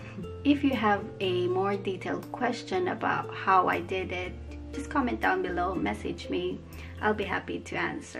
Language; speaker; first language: English; non-native, local second language; Filipino